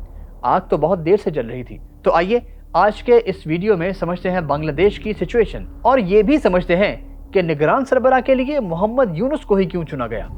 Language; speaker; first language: Urdu; native; Urdu